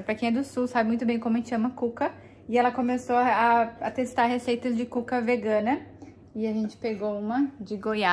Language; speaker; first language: Portuguese; native; Portuguese